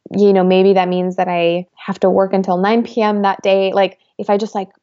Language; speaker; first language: English; early bilingual, other home language; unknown